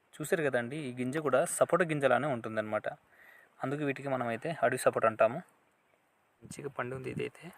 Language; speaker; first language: Telugu; native; Telugu